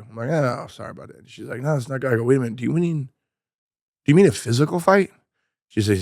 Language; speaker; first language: English; native; English